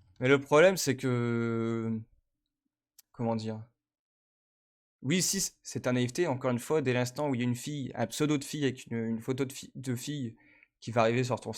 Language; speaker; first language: French; native; French